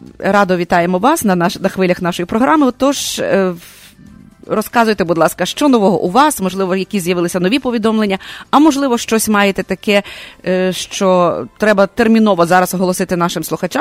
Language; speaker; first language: Ukrainian; native; Ukrainian